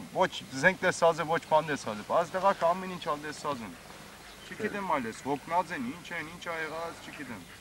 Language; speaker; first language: Armenian; early bilingual, heritage; Armenian